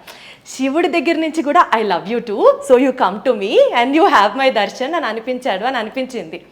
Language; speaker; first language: Telugu; native; Telugu